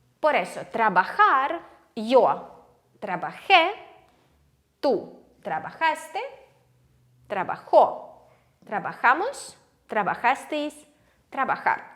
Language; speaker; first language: Spanish; non-native, fluent; Ukrainian